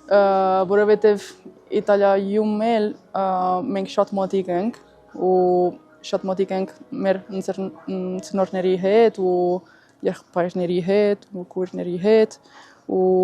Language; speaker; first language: Armenian; non-native, learner; Italian